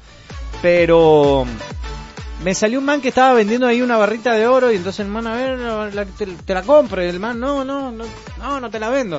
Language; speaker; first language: Spanish; native; Spanish